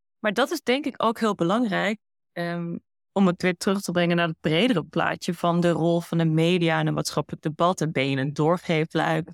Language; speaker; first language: Dutch; early bilingual, heritage; Dutch